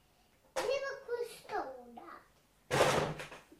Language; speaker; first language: Italian; early bilingual, heritage; Italian